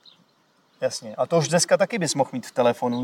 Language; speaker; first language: Czech; native; Czech